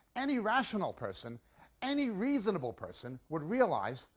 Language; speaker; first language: English; native; English